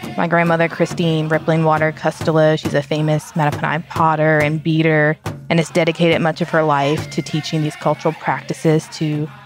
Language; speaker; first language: English; native; English